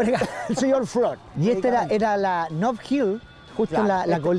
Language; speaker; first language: Spanish; native; Spanish